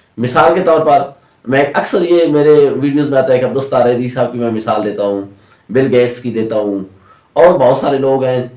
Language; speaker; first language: Urdu; non-native, local second language; Punjabi